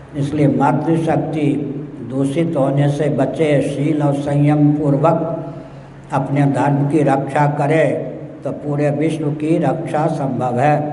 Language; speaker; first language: Hindi; non-native, local second language; Maithili